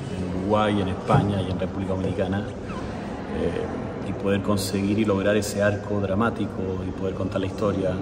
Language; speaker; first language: Spanish; native; Spanish